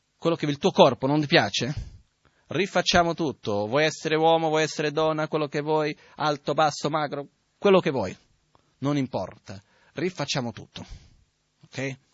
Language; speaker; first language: Italian; non-native, fluent; Portuguese